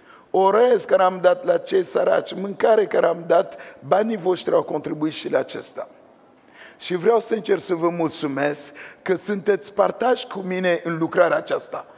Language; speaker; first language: Romanian; non-native, fluent; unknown